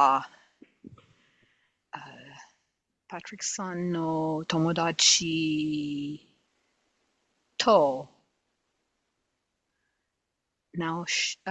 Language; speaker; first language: Japanese; non-native, learner; English